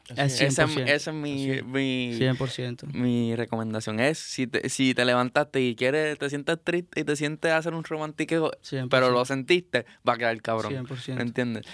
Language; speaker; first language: Spanish; native; Spanish